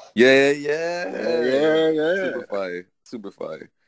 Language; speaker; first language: English; native; English